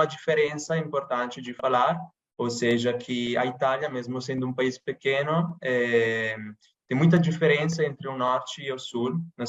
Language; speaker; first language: Portuguese; non-native, fluent; Italian